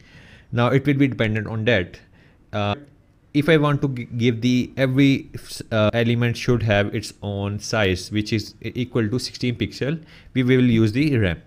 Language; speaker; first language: English; non-native, local second language; Urdu